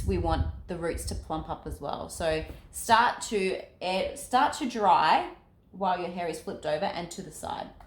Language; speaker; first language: English; native; English